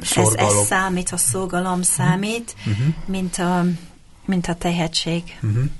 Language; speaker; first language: Hungarian; non-native, fluent; English